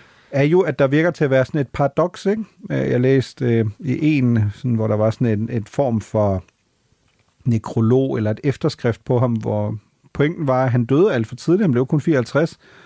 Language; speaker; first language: Danish; non-native, fluent; German